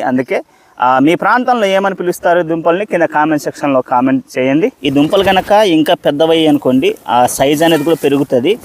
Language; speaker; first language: Telugu; non-native, local second language; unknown